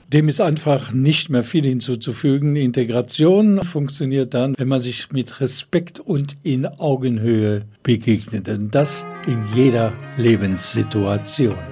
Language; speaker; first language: German; native; German